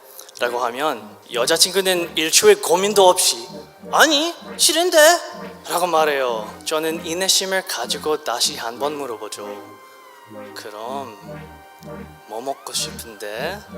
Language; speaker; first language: Korean; non-native, learner; English